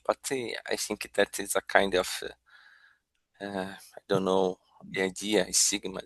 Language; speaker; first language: English; non-native, learner; Portuguese